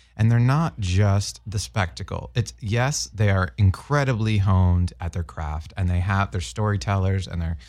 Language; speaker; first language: English; native; English